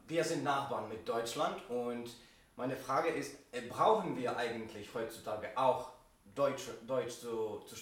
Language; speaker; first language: German; non-native, learner; Polish